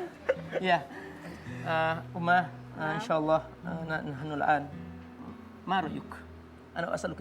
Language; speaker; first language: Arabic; non-native, fluent; Indonesian